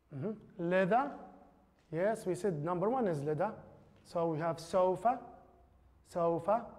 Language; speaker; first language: English; non-native, fluent; Arabic